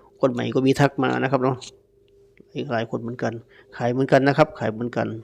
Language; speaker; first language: Thai; native; Thai